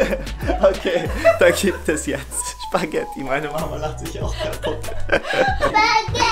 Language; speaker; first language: German; native; German